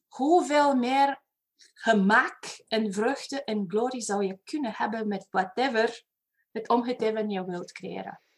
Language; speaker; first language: Dutch; non-native, fluent; Romanian